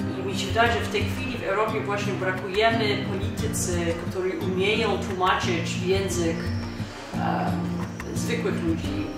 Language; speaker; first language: Polish; non-native, fluent; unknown